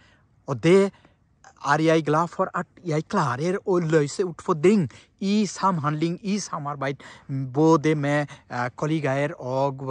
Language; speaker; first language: Norwegian; non-native, fluent; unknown